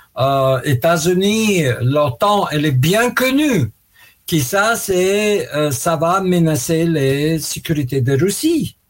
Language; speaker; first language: French; non-native, fluent; Russian